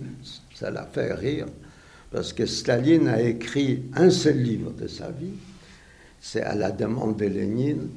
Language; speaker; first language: French; non-native, fluent; Yiddish